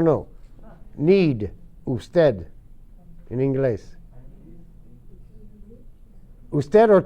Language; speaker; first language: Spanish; non-native, fluent; English